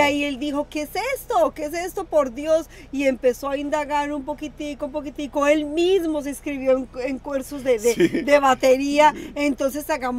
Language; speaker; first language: Spanish; native; Spanish